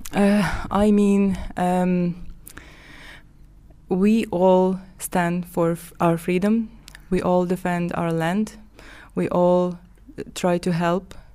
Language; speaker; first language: English; non-native, fluent; Ukrainian